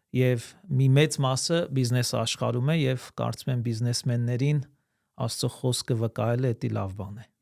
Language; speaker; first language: Armenian; early bilingual, heritage; Armenian